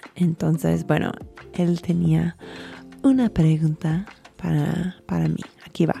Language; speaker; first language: Spanish; non-native, fluent; English